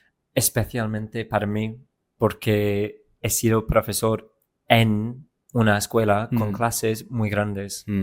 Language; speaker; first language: Spanish; non-native, fluent; English